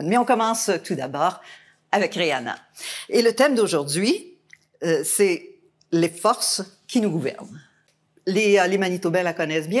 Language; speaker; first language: French; native; French